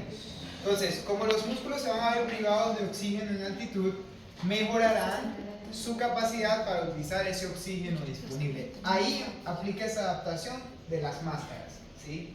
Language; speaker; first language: Spanish; native; Spanish